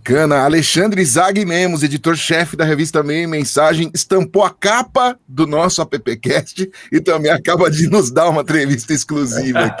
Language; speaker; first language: Portuguese; native; Portuguese